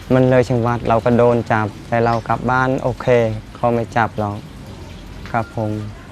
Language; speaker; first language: Thai; non-native, fluent; Khmer